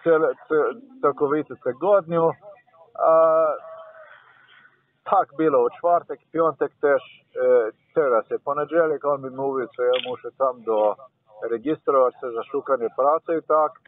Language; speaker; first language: Polish; non-native, learner; Slovenian